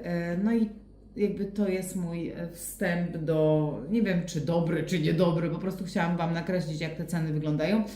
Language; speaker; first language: Polish; native; Polish